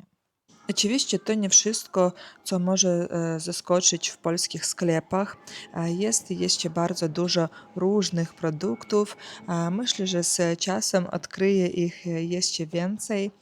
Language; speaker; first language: Polish; non-native, learner; Ukrainian